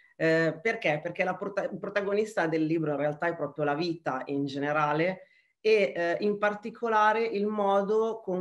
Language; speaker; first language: Italian; native; Italian